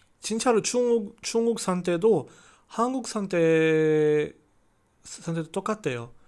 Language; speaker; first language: Korean; non-native, learner; Chinese